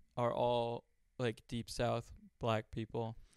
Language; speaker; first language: English; early bilingual, other home language; Hungarian